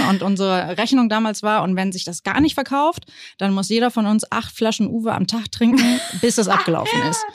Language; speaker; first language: German; early bilingual, other home language; Spanish